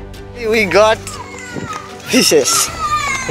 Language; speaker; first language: English; non-native, local second language; Bangla